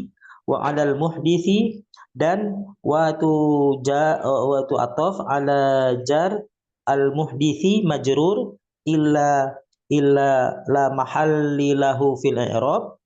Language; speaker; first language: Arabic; non-native, learner; Indonesian